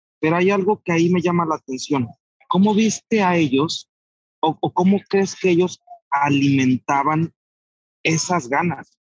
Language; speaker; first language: Spanish; native; Spanish